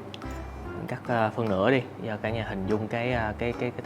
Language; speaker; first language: Vietnamese; native; Vietnamese